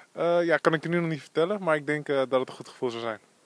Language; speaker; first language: Dutch; native; Dutch